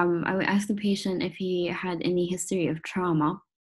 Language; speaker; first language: English; non-native, fluent; Arabic